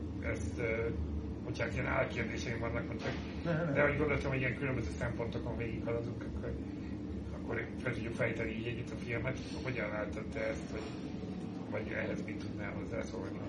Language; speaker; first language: Hungarian; native; Hungarian